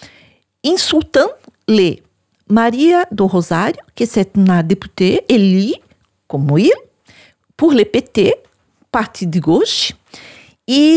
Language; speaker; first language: French; non-native, learner; Portuguese